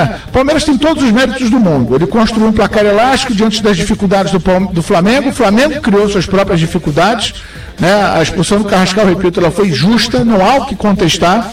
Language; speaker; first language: Portuguese; native; Portuguese